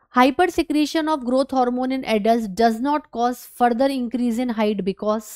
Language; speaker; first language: Hindi; native; Hindi